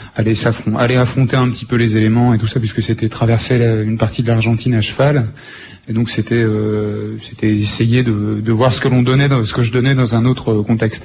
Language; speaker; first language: French; native; French